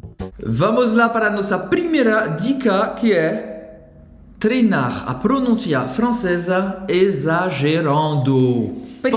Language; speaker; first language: Portuguese; non-native, fluent; French